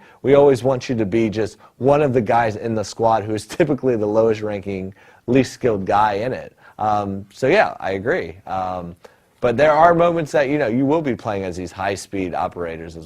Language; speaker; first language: English; native; English